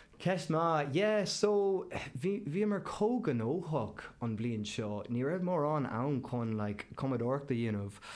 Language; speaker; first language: Irish; non-native, local second language; English